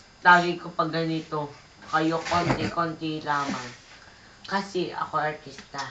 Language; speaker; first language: Filipino; native; Filipino